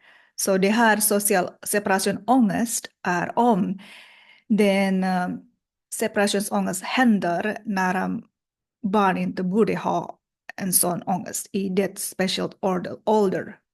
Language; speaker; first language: Swedish; non-native, learner; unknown